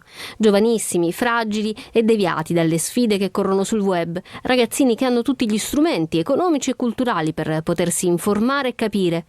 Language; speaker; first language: Italian; native; Italian